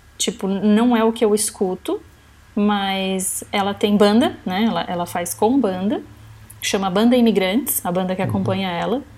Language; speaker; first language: Portuguese; native; Portuguese